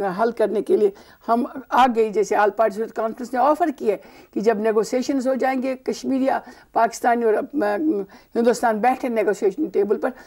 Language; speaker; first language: Urdu; non-native, local second language; Kashmiri